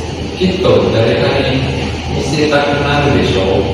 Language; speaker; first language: Japanese; non-native, learner; Indonesian